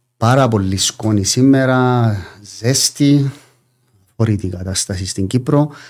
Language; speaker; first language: Greek; native; Greek